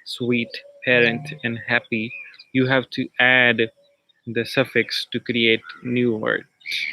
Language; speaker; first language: English; non-native, local second language; Punjabi